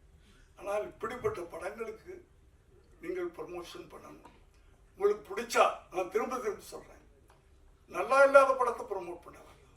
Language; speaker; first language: Tamil; native; Tamil